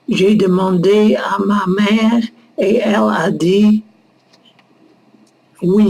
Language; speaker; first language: French; non-native, learner; Dutch